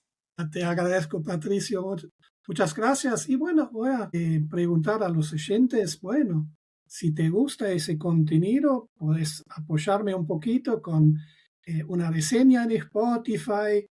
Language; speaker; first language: Spanish; non-native, fluent; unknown